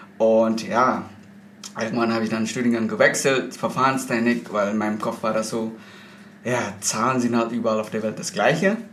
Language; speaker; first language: German; non-native, fluent; Indonesian